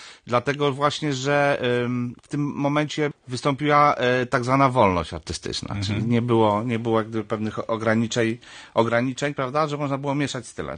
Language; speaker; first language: Polish; native; Polish